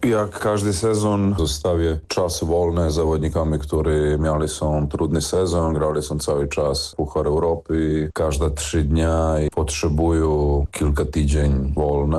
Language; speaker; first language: Polish; non-native, learner; Serbian